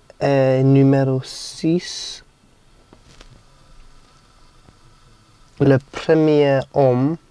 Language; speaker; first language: French; non-native, learner; English